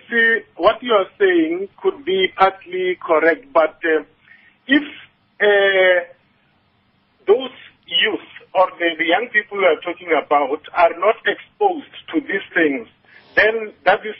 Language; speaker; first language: English; non-native, local second language; Northern Sotho